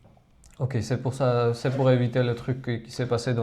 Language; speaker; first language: French; non-native, fluent; Georgian